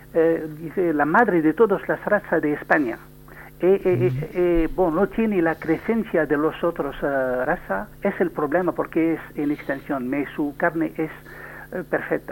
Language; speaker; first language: Spanish; non-native, learner; French